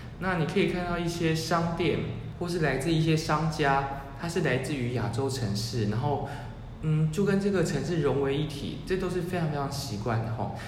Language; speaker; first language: Chinese; native; Chinese